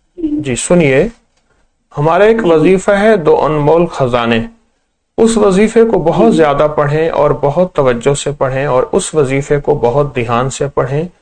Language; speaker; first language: Urdu; native; Urdu